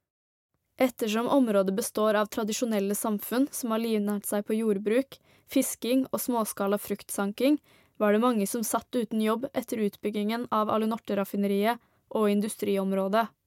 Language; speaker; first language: Norwegian; native; Norwegian